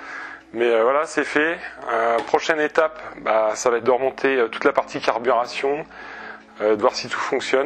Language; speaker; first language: French; native; French